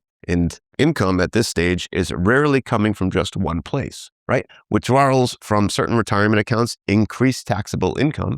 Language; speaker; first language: English; native; English